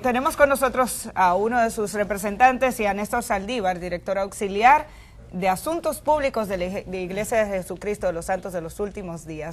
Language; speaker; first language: Spanish; native; Spanish